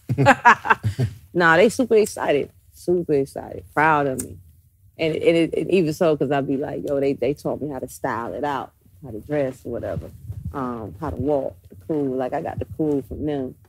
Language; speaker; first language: English; native; English